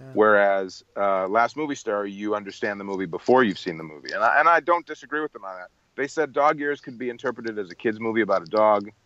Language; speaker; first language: English; native; English